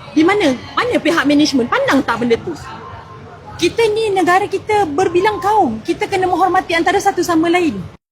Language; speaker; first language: Malay; native; Malay